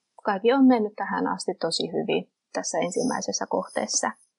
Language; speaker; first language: Finnish; non-native, fluent; Vietnamese